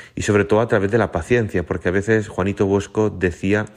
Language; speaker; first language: Spanish; native; Spanish